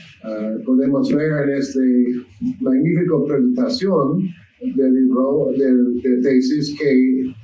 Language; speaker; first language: Spanish; non-native, learner; English